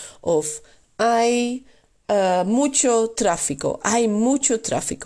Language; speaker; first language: Spanish; non-native, fluent; Dutch